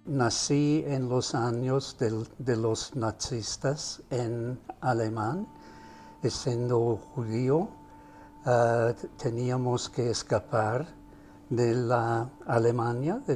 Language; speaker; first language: Spanish; non-native, fluent; German